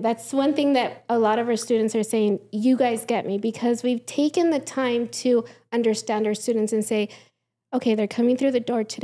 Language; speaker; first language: English; early bilingual, other home language; Spanish